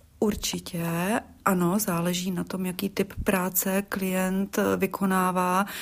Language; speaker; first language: Czech; native; Czech